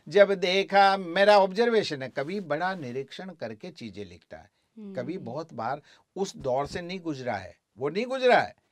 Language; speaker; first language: Hindi; native; Hindi